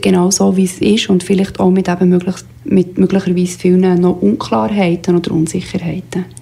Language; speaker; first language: German; native; German